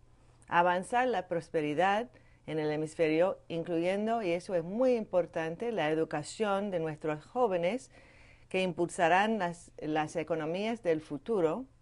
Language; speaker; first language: Spanish; non-native, fluent; English